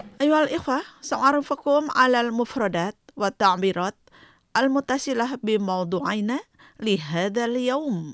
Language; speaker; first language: Arabic; non-native, learner; Indonesian